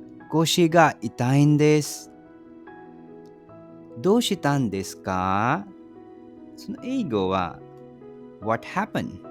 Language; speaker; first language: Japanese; non-native, fluent; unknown